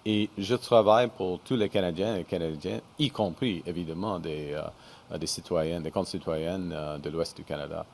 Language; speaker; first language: French; non-native, fluent; English